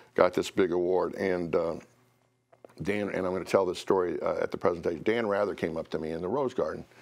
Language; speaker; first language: English; native; English